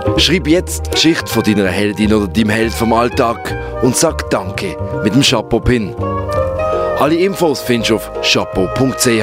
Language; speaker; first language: German; native; German